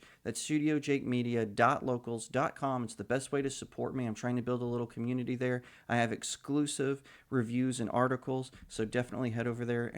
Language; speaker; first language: English; native; English